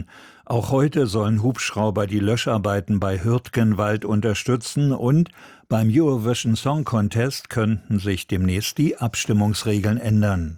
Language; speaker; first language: German; native; German